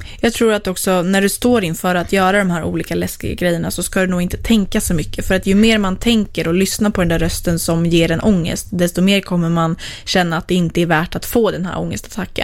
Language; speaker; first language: Swedish; native; Swedish